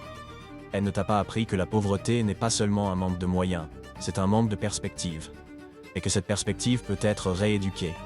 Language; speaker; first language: French; native; French